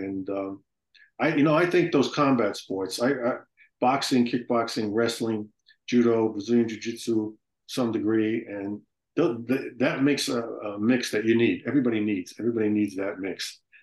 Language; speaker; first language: English; native; English